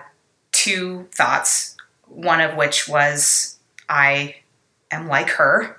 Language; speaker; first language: English; native; English